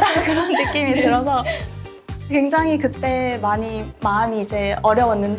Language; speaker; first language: Korean; native; Korean